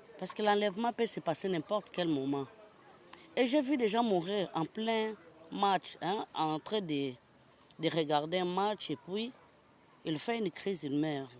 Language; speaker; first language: French; non-native, local second language; Lingala